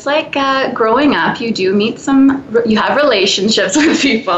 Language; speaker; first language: English; native; English